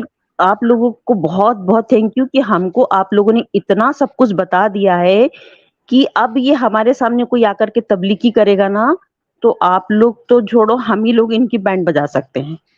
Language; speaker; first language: Hindi; native; Hindi